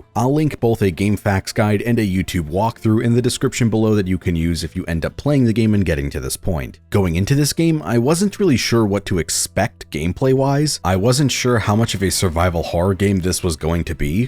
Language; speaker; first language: English; native; English